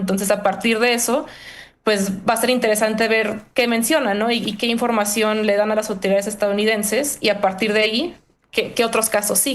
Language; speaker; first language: Spanish; native; Spanish